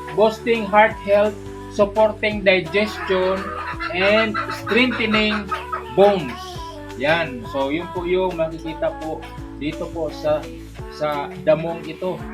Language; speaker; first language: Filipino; non-native, local second language; Cebuano